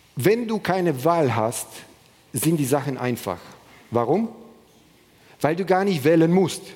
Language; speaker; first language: German; non-native, fluent; Romanian